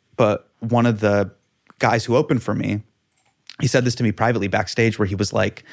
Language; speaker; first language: English; native; English